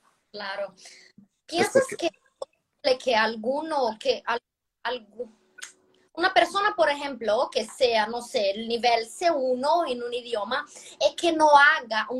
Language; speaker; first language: Spanish; non-native, fluent; Portuguese